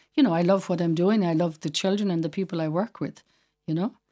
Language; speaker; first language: English; native; English